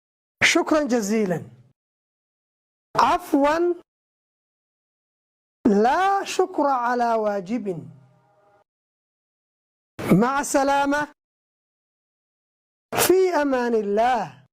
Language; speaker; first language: Arabic; non-native, local second language; Somali